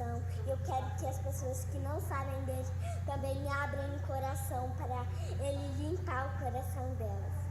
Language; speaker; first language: Portuguese; non-native, local second language; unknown